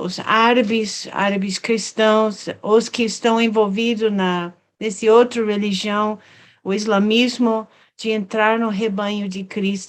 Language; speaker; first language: Portuguese; non-native, fluent; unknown